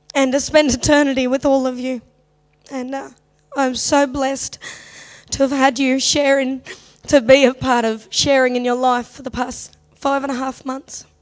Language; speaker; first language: English; native; English